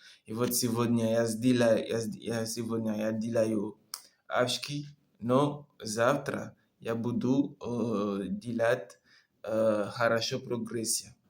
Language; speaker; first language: Russian; non-native, learner; French